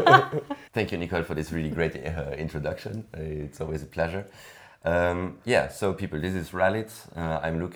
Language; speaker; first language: English; non-native, fluent; French